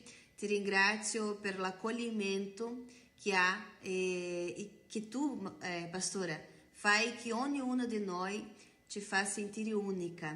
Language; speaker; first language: Italian; non-native, fluent; Portuguese